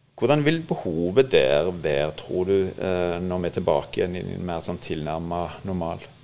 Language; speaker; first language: Norwegian; native; Norwegian